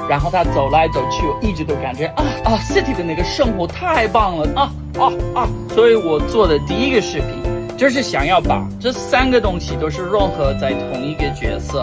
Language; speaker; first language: Chinese; non-native, fluent; English